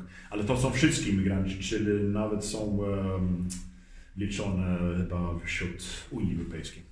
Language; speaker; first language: Polish; early bilingual, heritage; Swedish